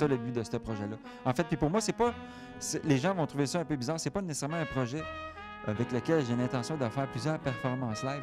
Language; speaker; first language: French; native; French